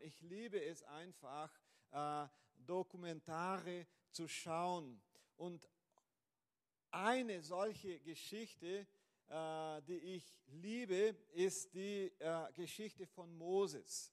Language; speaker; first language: German; non-native, fluent; Portuguese